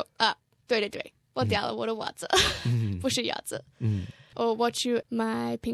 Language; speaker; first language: Chinese; non-native, learner; English